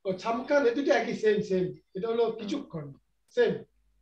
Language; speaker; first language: Korean; non-native, learner; Bangla